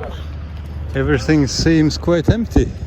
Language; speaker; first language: English; non-native, fluent; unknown